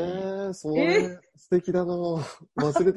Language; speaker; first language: Japanese; native; Japanese